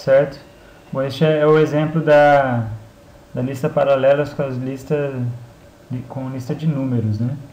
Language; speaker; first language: Portuguese; native; Portuguese